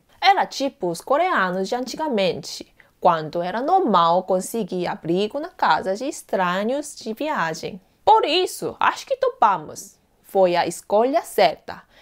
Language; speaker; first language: Portuguese; non-native, fluent; Korean